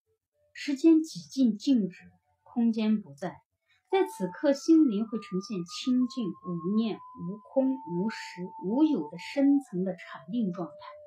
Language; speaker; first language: Chinese; native; Chinese